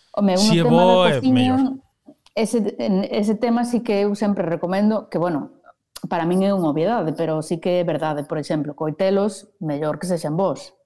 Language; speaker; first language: Galician; non-native, local second language; Spanish